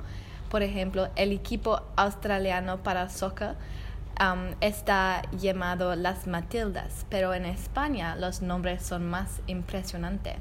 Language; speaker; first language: Spanish; non-native, learner; English